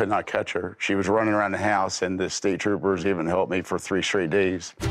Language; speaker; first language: English; native; English